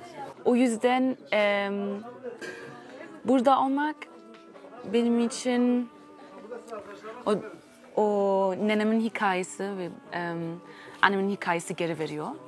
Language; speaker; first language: Turkish; early bilingual, heritage; German